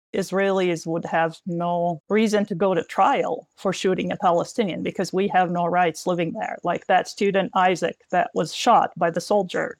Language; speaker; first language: English; non-native, fluent; Arabic